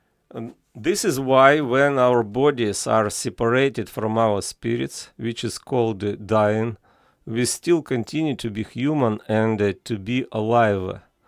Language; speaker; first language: English; non-native, fluent; Ukrainian